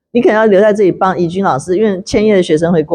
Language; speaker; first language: Chinese; native; Chinese